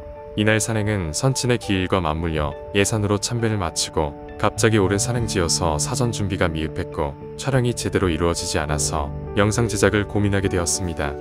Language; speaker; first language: Korean; native; Korean